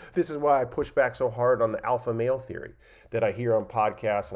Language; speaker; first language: English; native; English